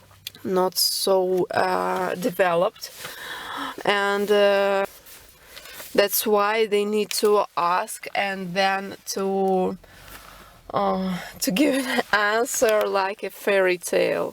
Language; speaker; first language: English; non-native, local second language; Russian